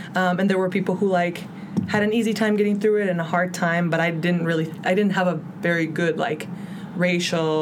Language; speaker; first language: English; early bilingual, other home language; Spanish